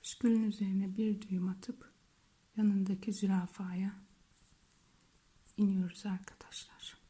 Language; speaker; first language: Turkish; native; Turkish